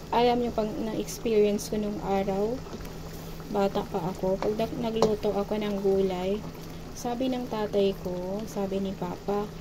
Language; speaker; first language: Filipino; non-native, local second language; Bikol